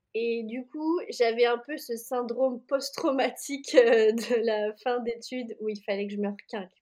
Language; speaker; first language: French; native; French